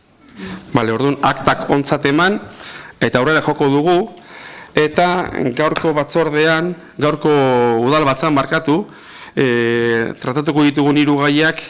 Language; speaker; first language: Basque; native; Basque